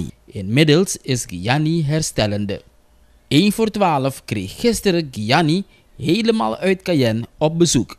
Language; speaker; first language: Dutch; native; Dutch